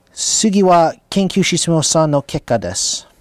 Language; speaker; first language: Japanese; non-native, learner; English